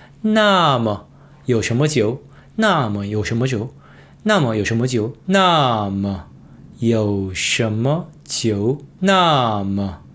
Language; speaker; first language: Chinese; non-native, fluent; Korean